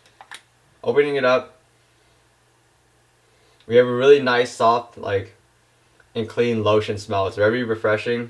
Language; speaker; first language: English; native; English